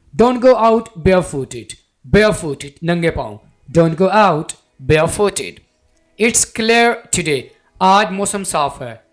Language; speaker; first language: Urdu; native; Urdu